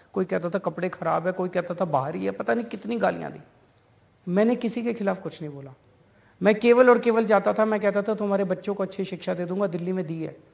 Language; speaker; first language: Hindi; native; Hindi